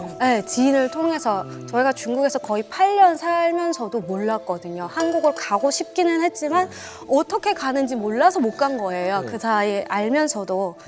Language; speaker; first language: Korean; native; Korean